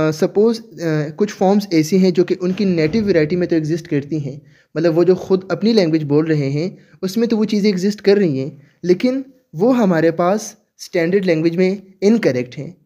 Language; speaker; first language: Urdu; native; Urdu